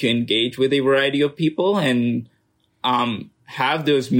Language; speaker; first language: English; non-native, local second language; Urdu